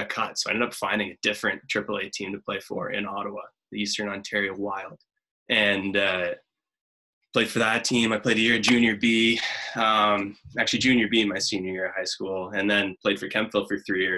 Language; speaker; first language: English; native; English